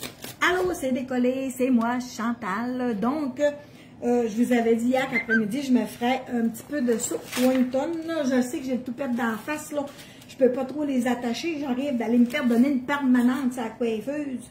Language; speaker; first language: French; native; French